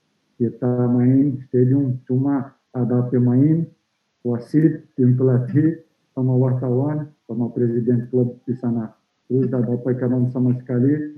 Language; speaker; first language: Indonesian; non-native, fluent; Portuguese